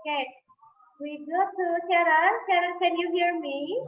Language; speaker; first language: English; non-native, fluent; Indonesian